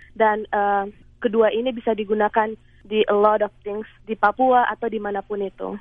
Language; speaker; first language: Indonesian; native; Indonesian